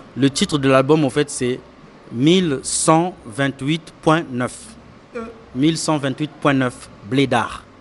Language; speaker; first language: French; non-native, local second language; Lingala